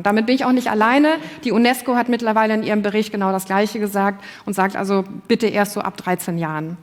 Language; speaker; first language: German; native; German